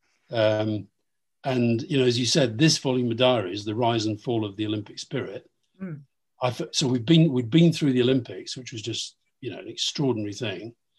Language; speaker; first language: English; native; English